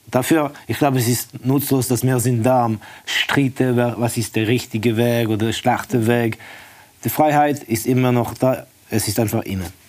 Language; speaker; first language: German; non-native, fluent; Estonian